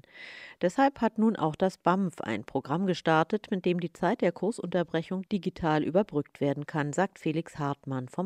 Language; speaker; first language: German; native; German